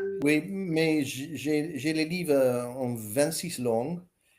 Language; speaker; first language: French; non-native, learner; English